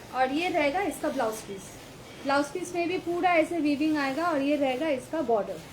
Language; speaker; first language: Hindi; non-native, local second language; Bangla